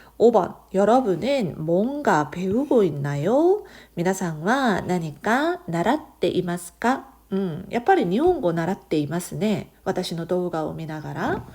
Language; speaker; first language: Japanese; non-native, fluent; Korean